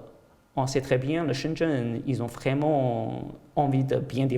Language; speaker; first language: French; non-native, fluent; Chinese